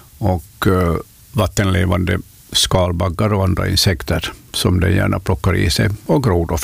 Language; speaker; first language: Swedish; native; Swedish